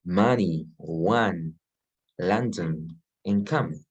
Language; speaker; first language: English; non-native, fluent; Spanish